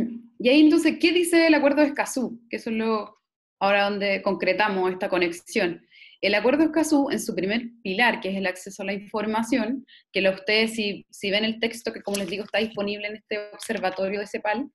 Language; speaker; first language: Spanish; native; Spanish